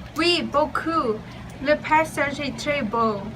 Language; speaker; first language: French; non-native, learner; English